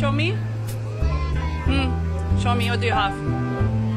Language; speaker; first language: English; non-native, learner; Arabic